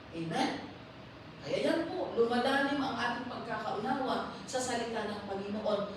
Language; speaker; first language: Filipino; non-native, local second language; Iloko